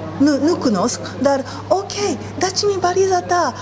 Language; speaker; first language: Romanian; non-native, learner; Japanese